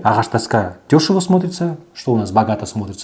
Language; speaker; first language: Russian; non-native, local second language; Kazakh